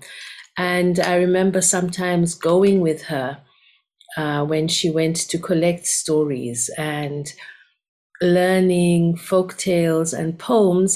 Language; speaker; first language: English; non-native, local second language; Ganda